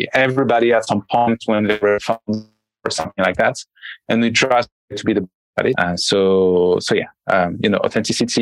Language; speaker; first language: English; non-native, fluent; French